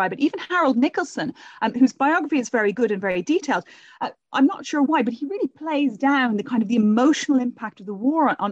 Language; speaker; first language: English; native; English